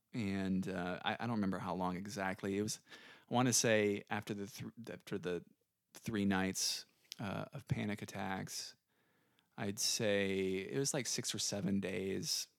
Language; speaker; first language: English; native; English